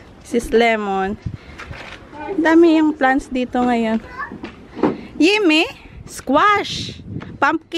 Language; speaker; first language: Filipino; non-native, local second language; Hiligaynon